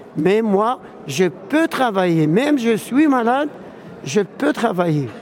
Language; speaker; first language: French; non-native, local second language; Arabic